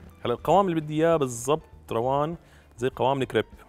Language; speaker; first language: Arabic; native; Arabic